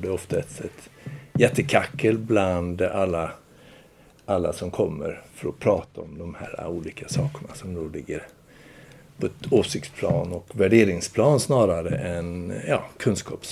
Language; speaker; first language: Swedish; native; Swedish